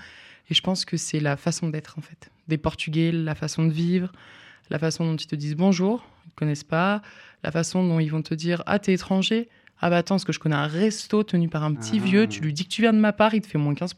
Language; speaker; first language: French; native; French